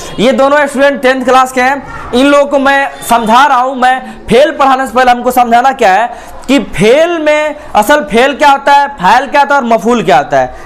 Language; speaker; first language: Hindi; native; Hindi